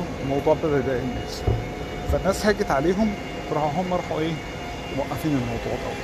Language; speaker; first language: Arabic; native; Arabic